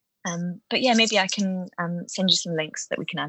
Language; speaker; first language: English; native; English